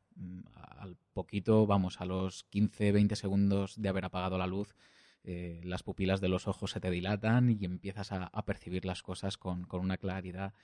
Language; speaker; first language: Spanish; non-native, local second language; Catalan